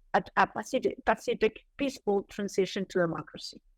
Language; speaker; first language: English; non-native, fluent; Spanish